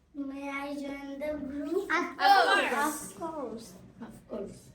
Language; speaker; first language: English; non-native, learner; Bangla